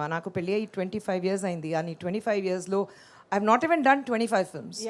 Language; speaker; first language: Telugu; non-native, local second language; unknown